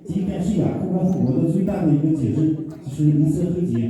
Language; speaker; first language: Chinese; non-native, fluent; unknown